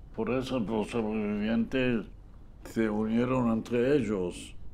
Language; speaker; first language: Spanish; non-native, fluent; Polish